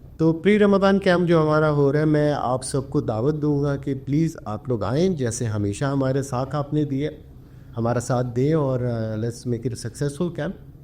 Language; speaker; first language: Urdu; early bilingual, heritage; Urdu